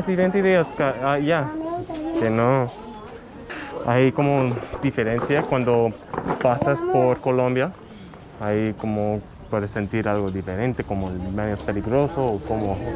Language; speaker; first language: Spanish; non-native, learner; English